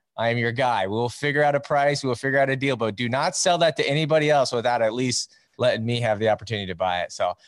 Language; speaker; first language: English; native; English